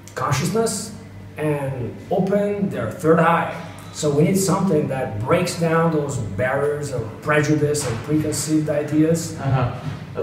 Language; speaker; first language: English; native; English